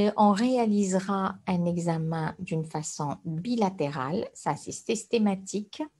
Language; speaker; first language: French; non-native, local second language; Arabic